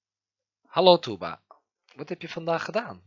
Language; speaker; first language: Dutch; non-native, fluent; Turkish